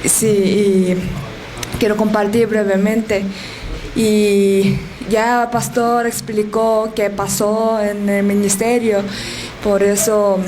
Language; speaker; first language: Spanish; non-native, learner; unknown